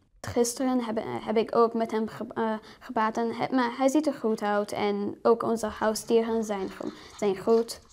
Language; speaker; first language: Dutch; early bilingual, heritage; Dutch